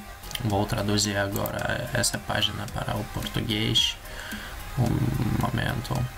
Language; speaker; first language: Portuguese; non-native, learner; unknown